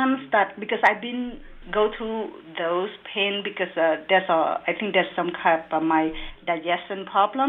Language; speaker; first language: English; non-native, learner; Vietnamese